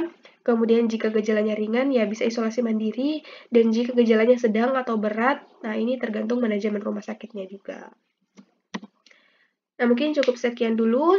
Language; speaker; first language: Indonesian; native; Indonesian